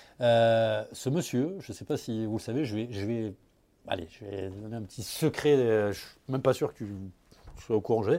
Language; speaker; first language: French; native; French